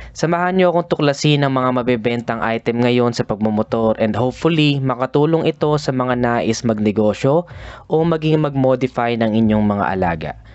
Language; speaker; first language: Filipino; native; Filipino